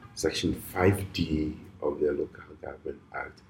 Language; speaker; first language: English; non-native, local second language; Ewe